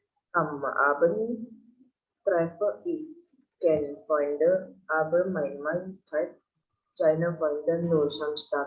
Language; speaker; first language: German; non-native, learner; Indonesian